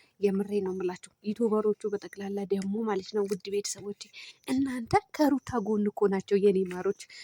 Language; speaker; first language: Amharic; non-native, local second language; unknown